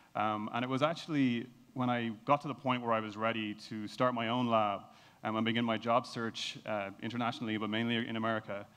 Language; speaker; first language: English; native; English